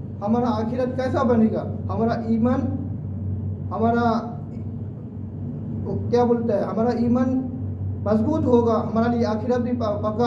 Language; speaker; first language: Hindi; non-native, fluent; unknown